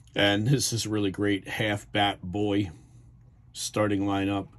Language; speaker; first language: English; native; English